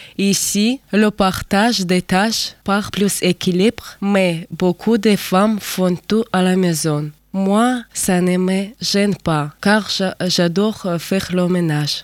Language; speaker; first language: French; non-native, learner; Russian